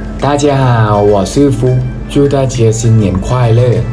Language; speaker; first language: Chinese; non-native, learner; Thai